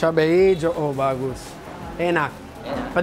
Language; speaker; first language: Indonesian; non-native, learner; Italian